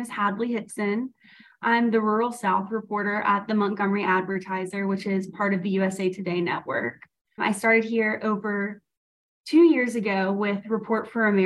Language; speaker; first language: English; native; English